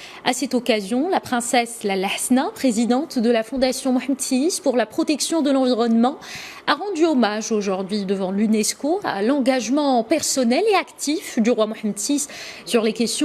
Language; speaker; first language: French; non-native, local second language; Arabic